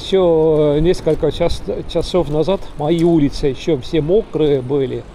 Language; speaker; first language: Russian; non-native, learner; Estonian